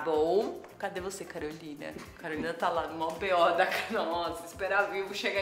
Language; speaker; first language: Portuguese; native; Portuguese